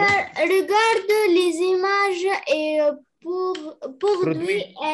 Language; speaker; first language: French; non-native, learner; Arabic